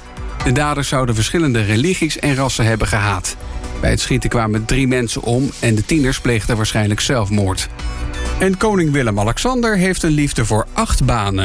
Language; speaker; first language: Dutch; native; Dutch